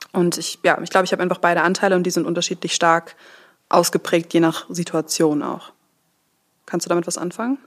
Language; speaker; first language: German; native; German